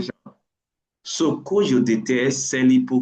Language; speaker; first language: French; non-native, learner; English